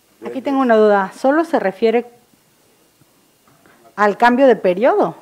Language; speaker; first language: Spanish; native; Spanish